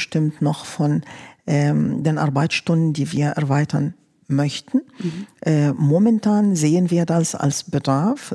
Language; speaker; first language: German; non-native, fluent; Arabic